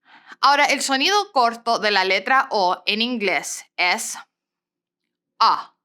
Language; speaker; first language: Spanish; non-native, fluent; English